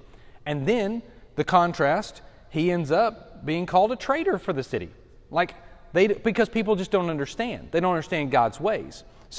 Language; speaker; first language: English; native; English